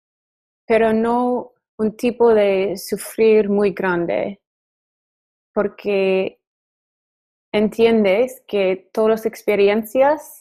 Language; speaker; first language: Spanish; non-native, learner; English